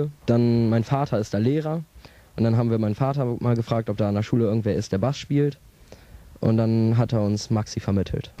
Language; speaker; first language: German; native; German